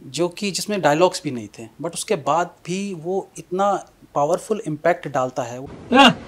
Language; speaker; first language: Hindi; native; Hindi